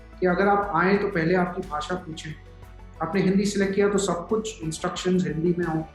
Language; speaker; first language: Hindi; native; Hindi